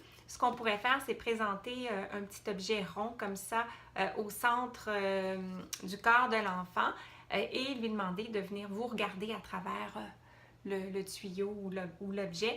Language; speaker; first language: French; native; French